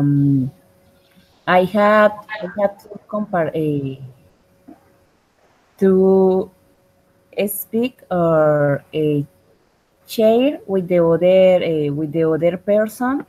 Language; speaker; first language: English; non-native, learner; Spanish